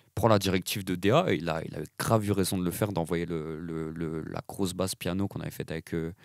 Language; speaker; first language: French; native; French